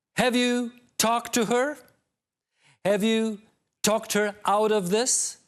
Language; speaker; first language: English; non-native, fluent; Albanian